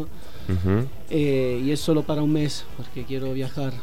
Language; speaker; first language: Spanish; non-native, learner; Italian